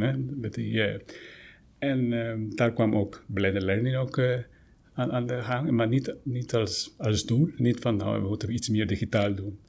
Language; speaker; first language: Dutch; non-native, fluent; Spanish